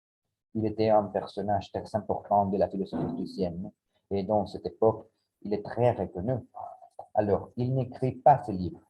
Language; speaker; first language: French; non-native, learner; Spanish